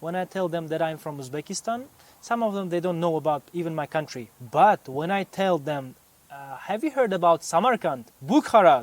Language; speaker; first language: English; non-native, fluent; Uzbek